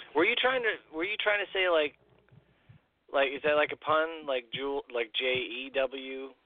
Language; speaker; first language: English; native; English